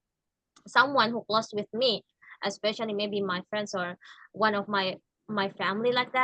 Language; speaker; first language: English; non-native, learner; Indonesian